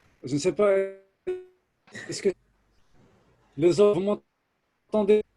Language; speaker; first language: French; non-native, local second language; Arabic